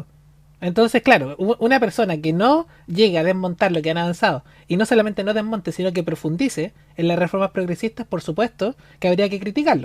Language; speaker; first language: Spanish; native; Spanish